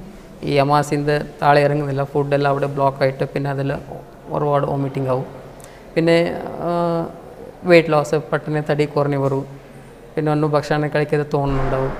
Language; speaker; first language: Malayalam; non-native, fluent; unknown